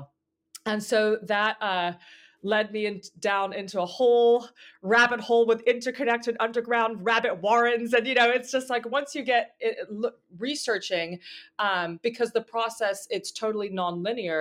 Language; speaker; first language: English; native; English